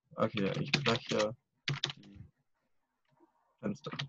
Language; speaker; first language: German; non-native, fluent; English